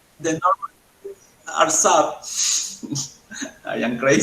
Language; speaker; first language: English; non-native, learner; Spanish